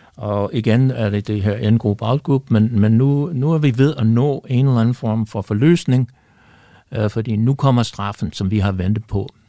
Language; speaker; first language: Danish; non-native, fluent; English